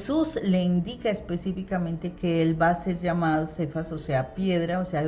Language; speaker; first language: Spanish; native; Spanish